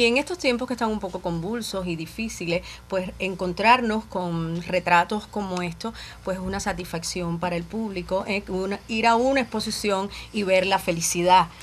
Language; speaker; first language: Spanish; native; Spanish